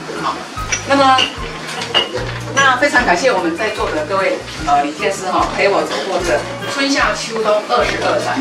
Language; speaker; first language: Chinese; native; Chinese